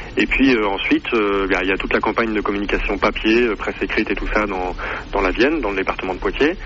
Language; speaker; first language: French; native; French